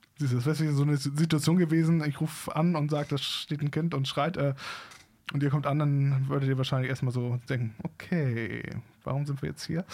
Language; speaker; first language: German; native; German